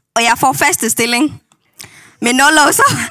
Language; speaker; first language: Danish; non-native, local second language; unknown